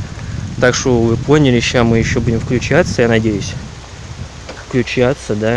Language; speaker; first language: Russian; native; Russian